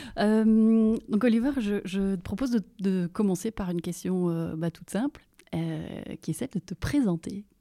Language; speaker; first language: French; native; French